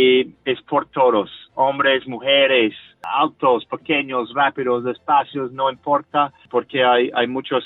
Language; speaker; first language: Spanish; non-native, learner; English